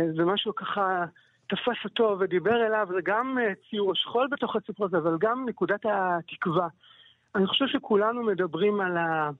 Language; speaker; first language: Hebrew; native; Hebrew